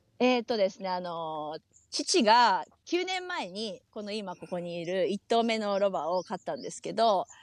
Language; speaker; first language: Japanese; native; Japanese